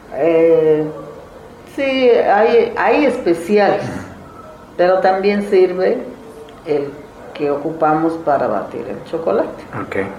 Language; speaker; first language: Spanish; native; Spanish